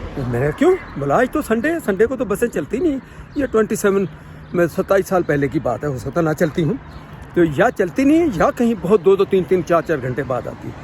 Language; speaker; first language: Urdu; native; Urdu